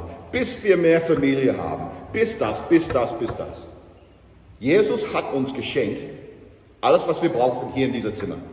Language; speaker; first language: German; non-native, fluent; English